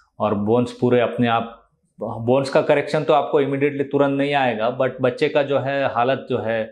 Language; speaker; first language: Hindi; non-native, local second language; Telugu